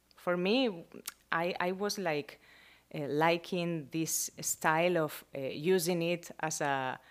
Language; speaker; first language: English; non-native, learner; Spanish